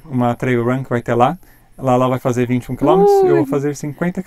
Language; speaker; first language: Portuguese; native; Portuguese